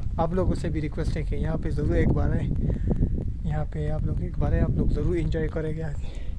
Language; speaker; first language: Urdu; non-native, local second language; Pashto